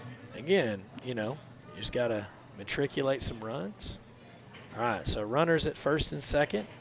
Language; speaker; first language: English; native; English